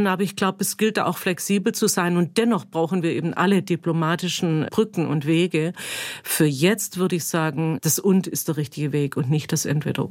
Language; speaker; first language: German; native; German